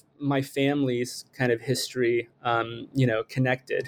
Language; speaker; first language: English; native; English